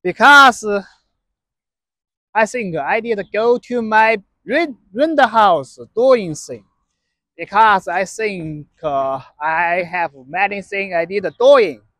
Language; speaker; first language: English; non-native, learner; Chinese